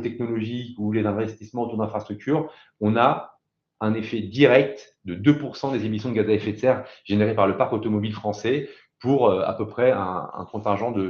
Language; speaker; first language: French; native; French